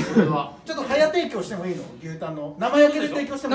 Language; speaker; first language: Japanese; native; Japanese